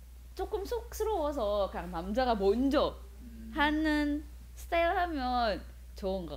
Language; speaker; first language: Korean; non-native, fluent; Indonesian